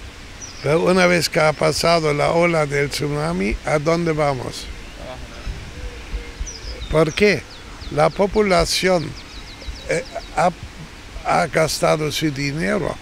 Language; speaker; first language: Spanish; non-native, fluent; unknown